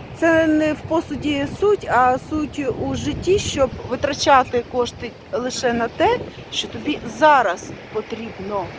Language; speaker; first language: Ukrainian; native; Ukrainian